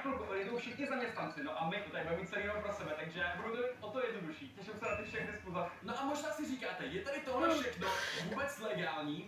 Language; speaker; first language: Czech; native; Czech